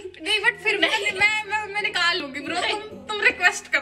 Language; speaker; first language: Hindi; native; Hindi